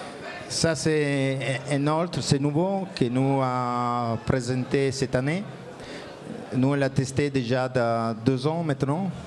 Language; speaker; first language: French; non-native, learner; Italian